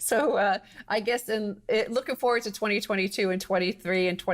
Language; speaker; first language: English; native; English